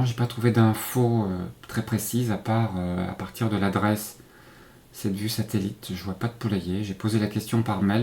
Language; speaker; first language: French; native; French